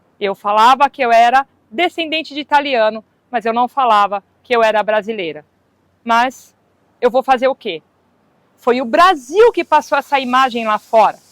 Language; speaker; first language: Portuguese; native; Portuguese